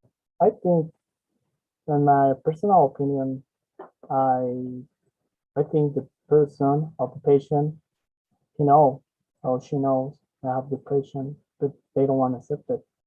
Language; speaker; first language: English; non-native, learner; Spanish